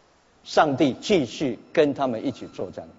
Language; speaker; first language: Chinese; native; Chinese